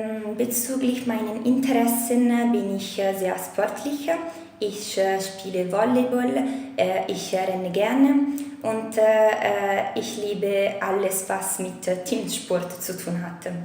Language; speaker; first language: German; non-native, fluent; Italian